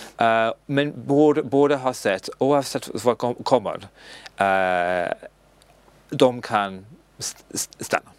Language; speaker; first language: Swedish; non-native, learner; English